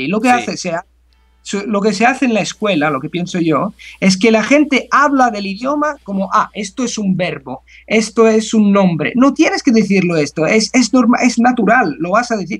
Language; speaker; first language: Spanish; non-native, fluent; Italian